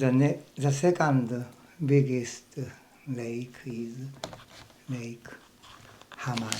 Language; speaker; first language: English; non-native, learner; Japanese